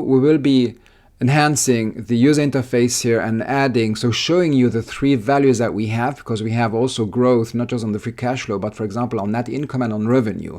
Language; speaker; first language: English; non-native, fluent; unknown